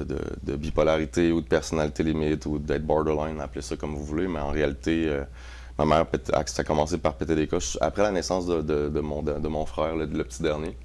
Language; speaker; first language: French; native; French